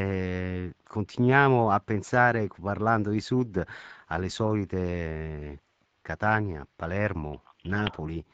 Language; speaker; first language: Italian; native; Italian